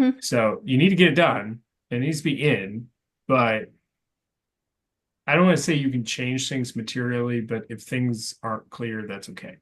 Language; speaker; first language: English; native; English